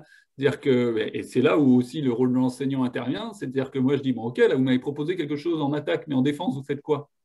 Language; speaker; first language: French; native; French